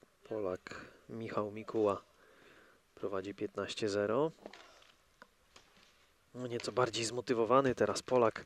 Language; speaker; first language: Polish; native; Polish